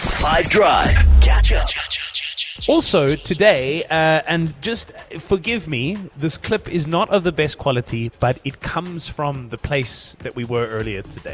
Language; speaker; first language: English; native; English